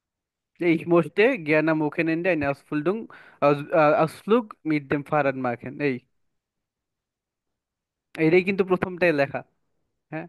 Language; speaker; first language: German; non-native, fluent; Bangla